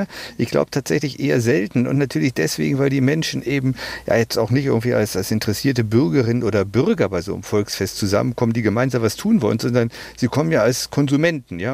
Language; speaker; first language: German; native; German